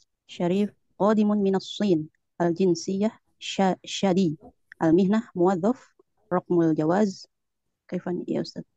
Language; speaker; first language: Arabic; non-native, learner; Indonesian